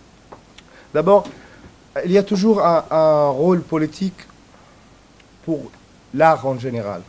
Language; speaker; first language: French; non-native, fluent; Arabic